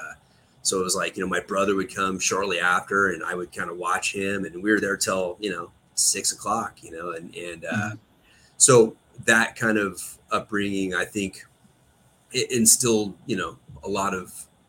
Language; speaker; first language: English; native; English